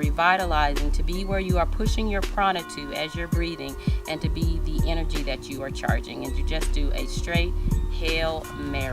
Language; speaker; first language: English; native; English